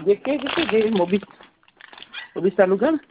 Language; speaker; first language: Spanish; non-native, learner; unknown